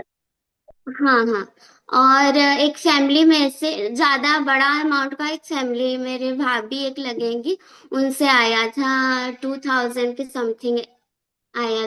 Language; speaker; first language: Hindi; non-native, local second language; Odia